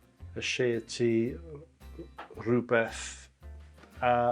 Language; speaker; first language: Welsh; non-native, learner; English